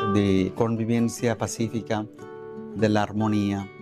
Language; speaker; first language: Spanish; non-native, fluent; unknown